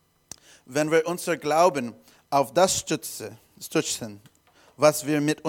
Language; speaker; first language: German; non-native, learner; English